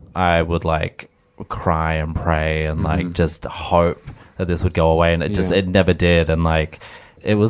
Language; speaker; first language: English; native; English